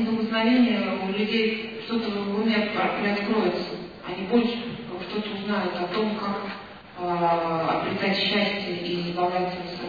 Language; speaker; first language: Russian; native; Russian